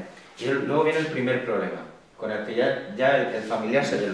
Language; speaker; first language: Spanish; native; Spanish